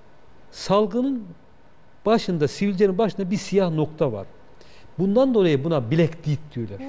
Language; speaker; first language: Turkish; native; Turkish